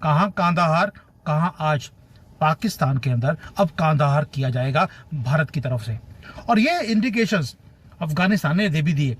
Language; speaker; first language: Hindi; native; Hindi